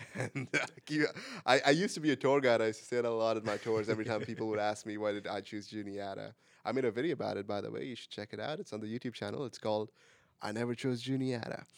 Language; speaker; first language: English; non-native, local second language; Marathi